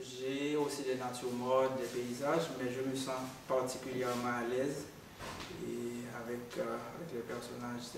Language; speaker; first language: French; non-native, local second language; Haitian Creole